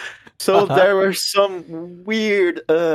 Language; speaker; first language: English; non-native, fluent; Portuguese